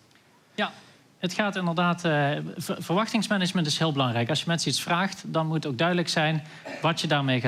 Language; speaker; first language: Dutch; native; Dutch